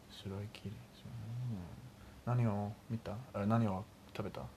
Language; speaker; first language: Japanese; non-native, learner; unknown